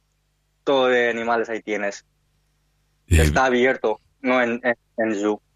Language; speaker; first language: Spanish; non-native, learner; Hindi